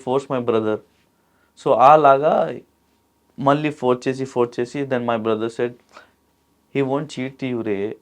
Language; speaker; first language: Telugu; non-native, local second language; Urdu